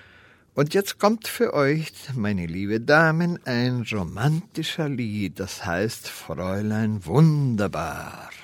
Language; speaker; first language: German; early bilingual, heritage; Spanish